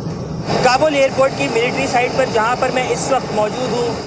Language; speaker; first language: Hindi; native; Hindi